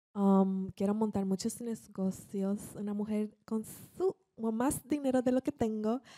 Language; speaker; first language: Spanish; early bilingual, heritage; Spanish